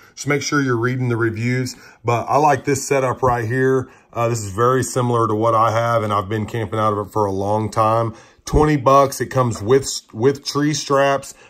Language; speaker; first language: English; native; English